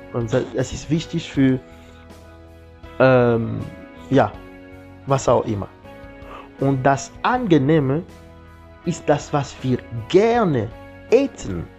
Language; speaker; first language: German; non-native, learner; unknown